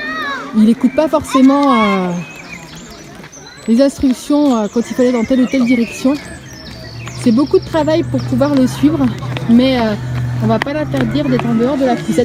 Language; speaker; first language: French; native; French